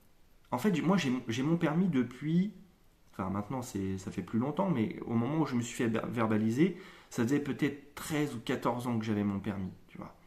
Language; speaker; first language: French; native; French